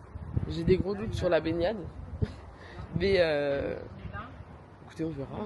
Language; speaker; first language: French; native; French